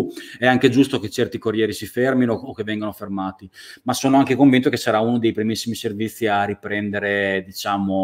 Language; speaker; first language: Italian; native; Italian